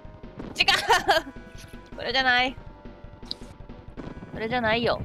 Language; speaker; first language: Japanese; native; Japanese